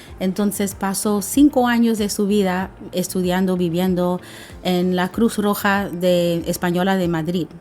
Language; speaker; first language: Spanish; non-native, fluent; English